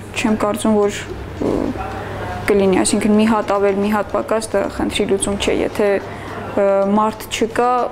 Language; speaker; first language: Armenian; native; Armenian